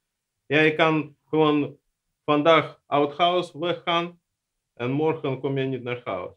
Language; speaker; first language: Dutch; non-native, learner; Russian